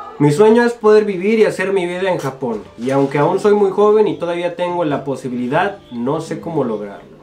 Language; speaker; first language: Spanish; native; Spanish